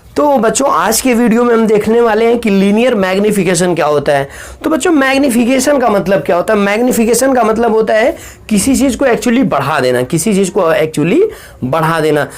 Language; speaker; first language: Hindi; native; Hindi